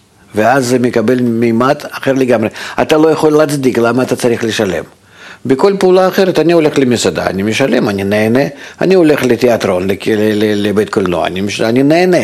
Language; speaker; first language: Hebrew; non-native, fluent; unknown